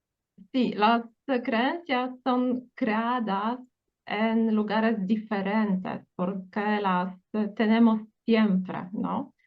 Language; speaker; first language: Spanish; non-native, fluent; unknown